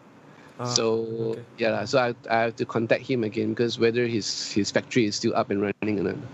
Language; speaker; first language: English; native; English